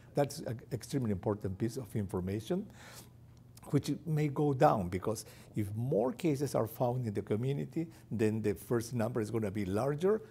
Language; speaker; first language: English; non-native, fluent; Spanish